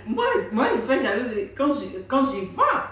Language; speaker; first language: French; non-native, learner; Haitian Creole